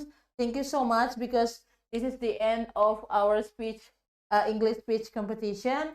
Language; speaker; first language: English; non-native, fluent; Indonesian